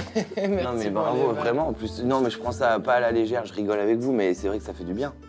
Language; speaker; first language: French; native; French